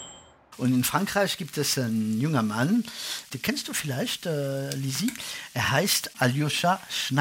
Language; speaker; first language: German; non-native, fluent; French